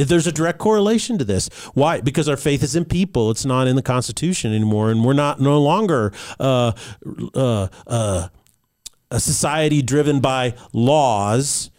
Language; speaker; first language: English; native; English